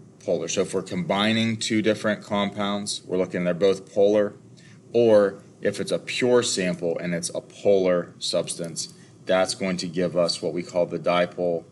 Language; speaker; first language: English; native; English